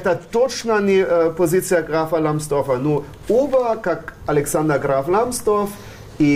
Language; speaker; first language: Russian; non-native, fluent; German